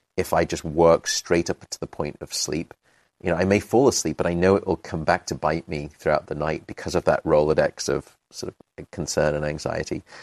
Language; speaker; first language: English; native; English